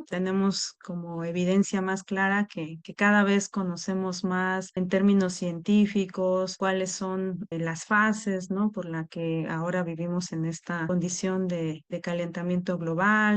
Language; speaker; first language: Spanish; native; Spanish